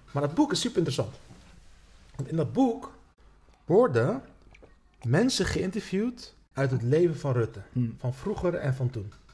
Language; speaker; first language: Dutch; early bilingual, other home language; Turkish